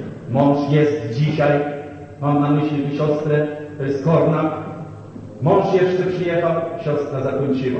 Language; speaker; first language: Polish; native; Polish